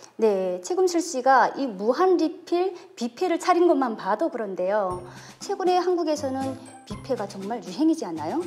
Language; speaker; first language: Korean; native; Korean